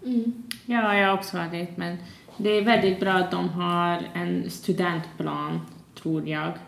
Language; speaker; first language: Norwegian; non-native, learner; Hungarian